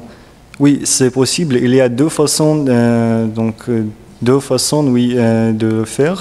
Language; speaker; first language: French; non-native, learner; Russian